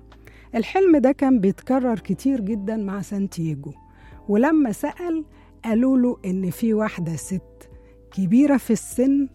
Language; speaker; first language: Arabic; native; Arabic